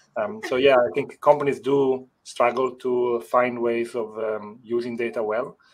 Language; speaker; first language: English; non-native, fluent; Italian